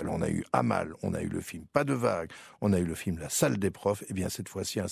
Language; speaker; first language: French; native; French